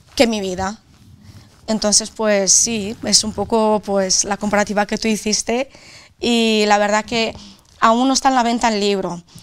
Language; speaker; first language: Spanish; non-native, fluent; Romanian